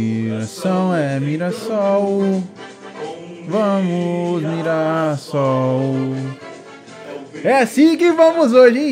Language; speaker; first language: Portuguese; native; Portuguese